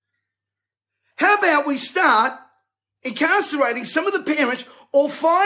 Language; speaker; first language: English; native; English